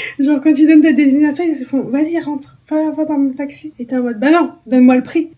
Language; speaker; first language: French; native; French